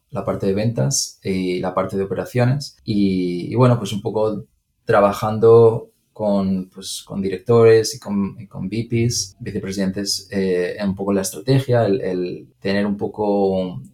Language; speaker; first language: Spanish; native; Spanish